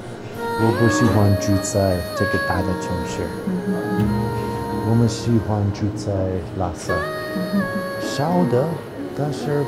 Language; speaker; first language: Chinese; non-native, learner; English